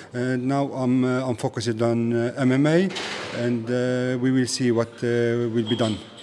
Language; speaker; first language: English; non-native, fluent; French